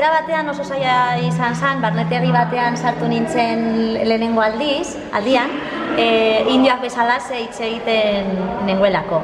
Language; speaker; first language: Basque; non-native, local second language; Spanish